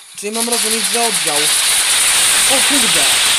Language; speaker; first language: Polish; native; Polish